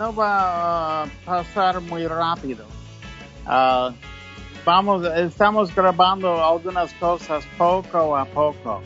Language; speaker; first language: Spanish; non-native, fluent; English